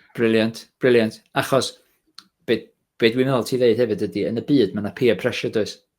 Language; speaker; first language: Welsh; native; Welsh